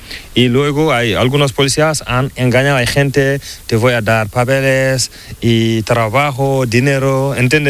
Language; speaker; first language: Spanish; non-native, learner; Fula